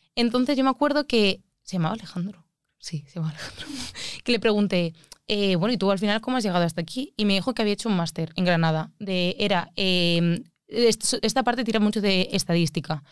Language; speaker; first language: Spanish; native; Spanish